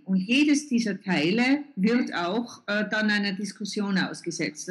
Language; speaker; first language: German; native; German